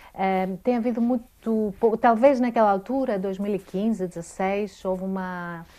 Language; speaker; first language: Portuguese; non-native, fluent; Greek